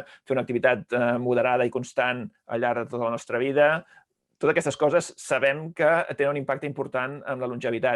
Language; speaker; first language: Catalan; native; Catalan